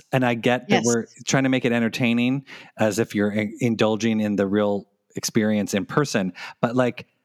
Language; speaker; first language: English; native; English